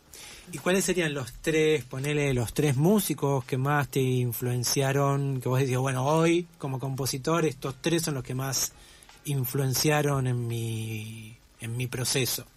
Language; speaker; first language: Spanish; native; Spanish